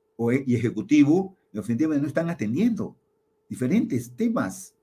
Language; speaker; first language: Spanish; native; Spanish